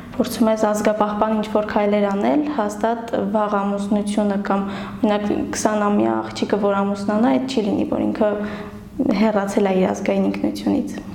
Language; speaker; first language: Armenian; non-native, local second language; Kurdish